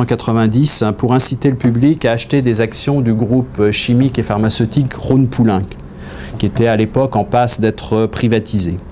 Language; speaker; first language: French; native; French